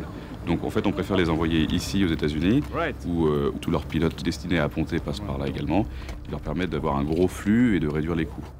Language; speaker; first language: French; native; French